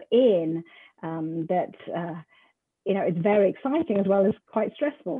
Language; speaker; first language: English; native; English